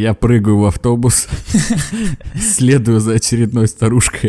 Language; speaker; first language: Russian; native; Russian